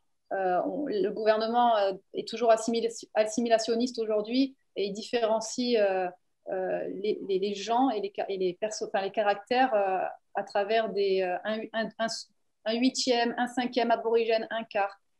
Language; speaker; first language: French; native; French